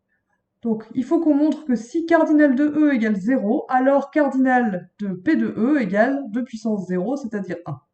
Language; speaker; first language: French; native; French